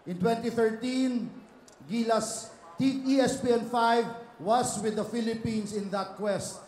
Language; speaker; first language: English; non-native, local second language; Filipino